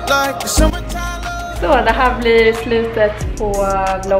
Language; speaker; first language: Swedish; native; Swedish